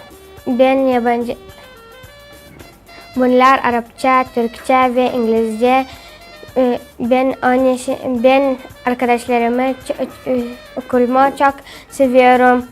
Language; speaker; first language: Turkish; non-native, learner; Pashto